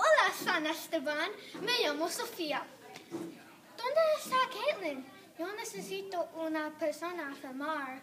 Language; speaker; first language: Spanish; non-native, learner; English